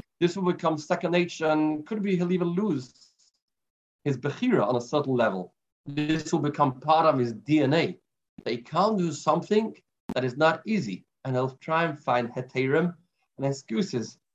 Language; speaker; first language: English; native; English